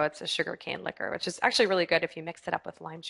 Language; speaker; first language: English; native; English